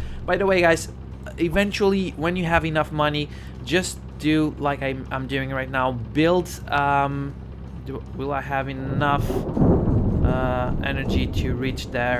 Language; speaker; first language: English; non-native, fluent; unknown